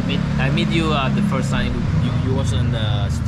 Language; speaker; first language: English; non-native, fluent; Spanish